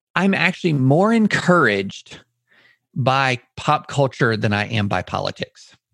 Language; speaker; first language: English; native; English